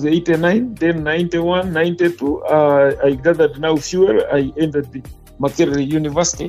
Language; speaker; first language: English; non-native, local second language; Nyankole